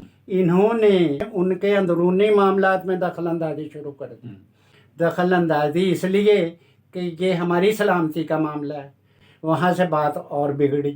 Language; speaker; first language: Urdu; non-native, local second language; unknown